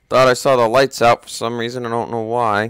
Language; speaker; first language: English; native; English